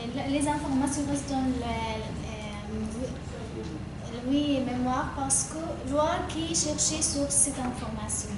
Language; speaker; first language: French; non-native, learner; Arabic